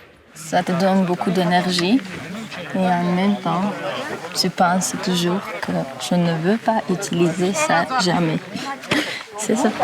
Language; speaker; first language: French; non-native, fluent; Armenian